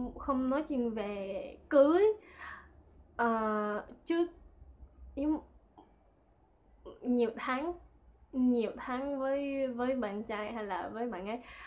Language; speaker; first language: Vietnamese; non-native, learner; French